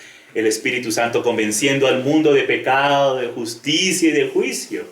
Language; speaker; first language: Spanish; native; Spanish